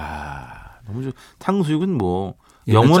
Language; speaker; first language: Korean; native; Korean